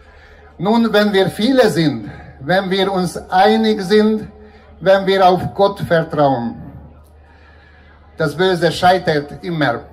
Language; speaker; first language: German; non-native, fluent; Hungarian